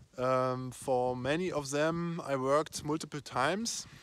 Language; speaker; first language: English; non-native, fluent; German